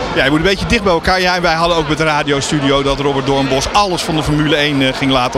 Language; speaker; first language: Dutch; native; Dutch